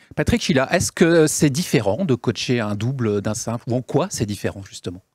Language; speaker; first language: French; native; French